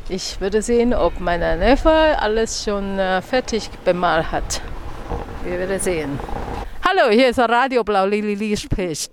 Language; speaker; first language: German; non-native, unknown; Chinese